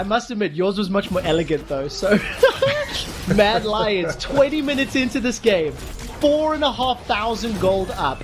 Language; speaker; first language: English; native; English